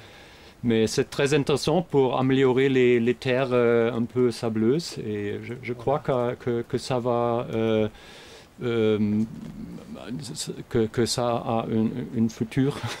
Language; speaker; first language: French; non-native, fluent; German